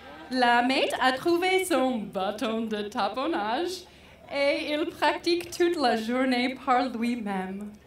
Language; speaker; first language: French; non-native, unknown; English